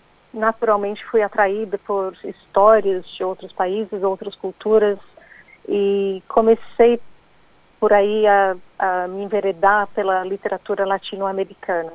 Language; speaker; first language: Portuguese; non-native, fluent; English